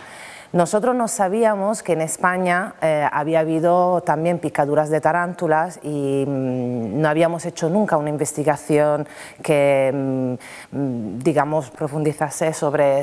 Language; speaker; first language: Spanish; non-native, fluent; Italian